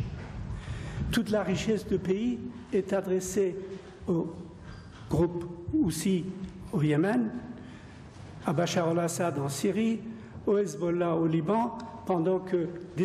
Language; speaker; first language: French; non-native, fluent; Persian